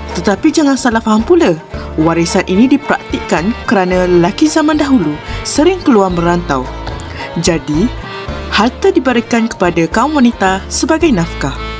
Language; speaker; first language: Malay; native; Malay